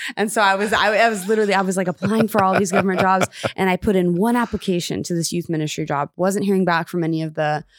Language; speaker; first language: English; native; English